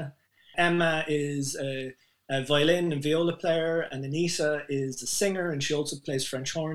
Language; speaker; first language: English; native; English